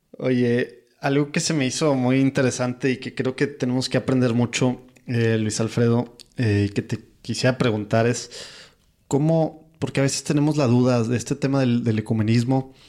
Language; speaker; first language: Spanish; native; Spanish